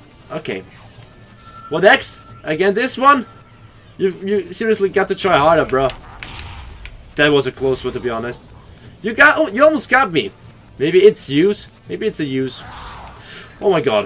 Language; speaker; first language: English; non-native, fluent; German